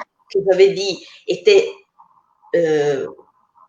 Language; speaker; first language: French; non-native, fluent; Italian